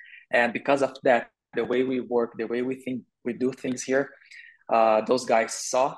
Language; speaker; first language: English; non-native, learner; Portuguese